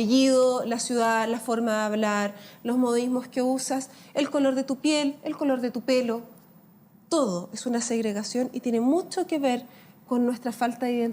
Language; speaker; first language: Spanish; native; Spanish